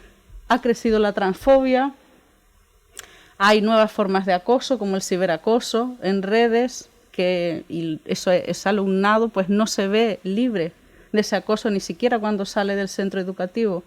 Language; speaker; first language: Spanish; native; Spanish